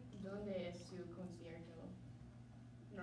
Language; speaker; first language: Spanish; non-native, learner; English